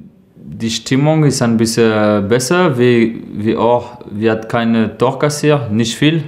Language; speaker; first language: German; non-native, learner; French